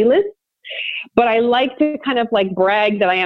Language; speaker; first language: English; native; English